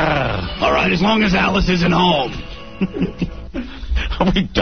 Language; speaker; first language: English; native; English